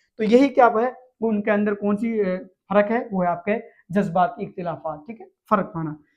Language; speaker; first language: Hindi; native; Hindi